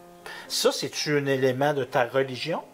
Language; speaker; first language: French; native; French